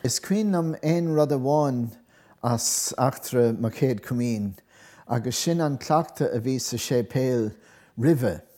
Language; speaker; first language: Irish; non-native, local second language; English